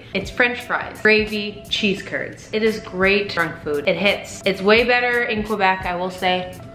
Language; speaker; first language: English; native; English